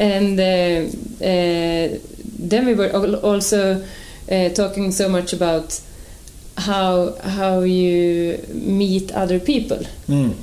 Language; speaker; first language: English; non-native, fluent; Swedish